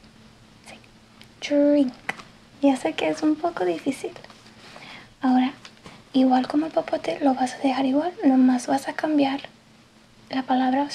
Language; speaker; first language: Spanish; early bilingual, heritage; English